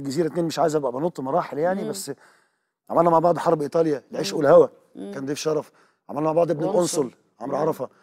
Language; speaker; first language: Arabic; native; Arabic